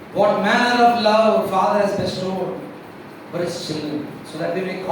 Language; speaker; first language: English; non-native, local second language; Telugu